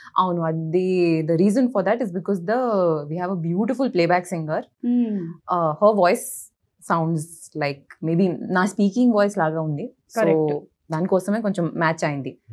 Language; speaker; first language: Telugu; non-native, learner; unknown